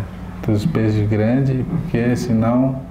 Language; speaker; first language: Portuguese; non-native, local second language; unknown